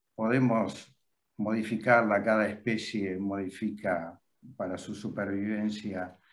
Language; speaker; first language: Spanish; native; Spanish